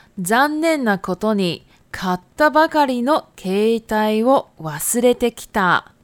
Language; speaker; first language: Japanese; non-native, fluent; Chinese